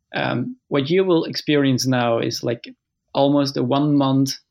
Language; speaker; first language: English; non-native, fluent; Dutch